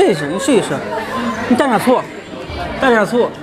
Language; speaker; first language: Chinese; native; Chinese